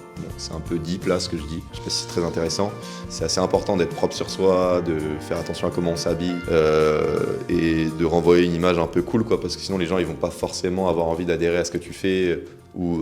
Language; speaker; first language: French; native; French